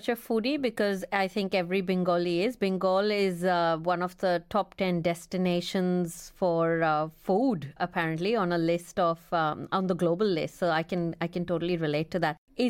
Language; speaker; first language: English; non-native, local second language; Bangla